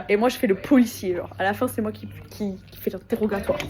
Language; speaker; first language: French; native; French